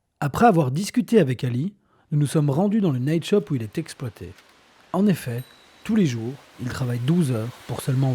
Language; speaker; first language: French; native; French